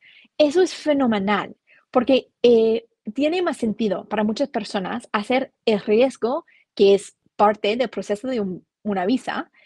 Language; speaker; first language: Spanish; non-native, fluent; English